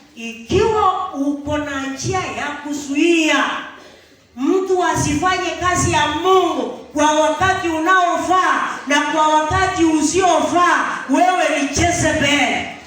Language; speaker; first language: Swahili; non-native, local second language; Gusii